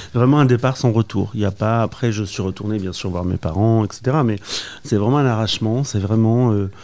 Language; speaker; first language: French; native; French